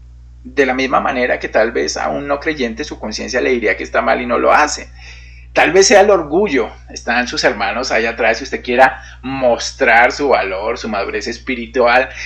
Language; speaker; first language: Spanish; native; Spanish